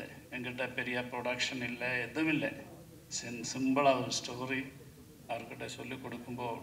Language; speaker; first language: Tamil; non-native, learner; Malayalam